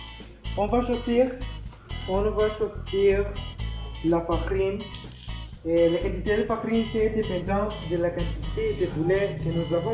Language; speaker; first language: French; non-native, learner; Spanish